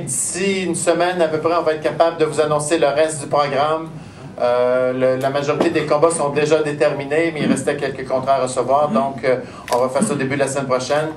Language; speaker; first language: French; native; French